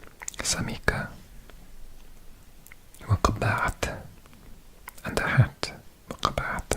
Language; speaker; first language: Arabic; non-native, learner; English